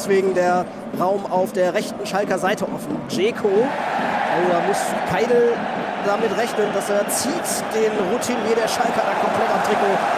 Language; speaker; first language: German; native; German